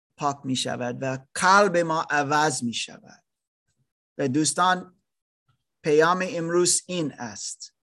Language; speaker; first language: Persian; non-native, learner; German